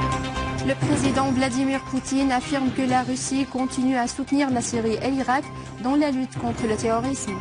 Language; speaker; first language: French; non-native, fluent; Arabic